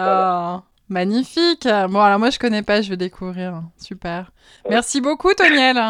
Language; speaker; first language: French; native; French